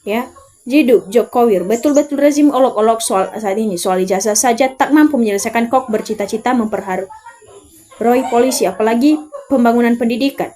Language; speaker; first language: Indonesian; native; Indonesian